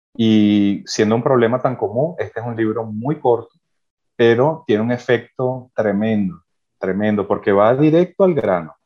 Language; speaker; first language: Spanish; native; Spanish